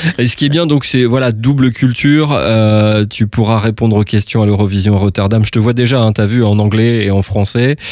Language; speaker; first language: French; native; French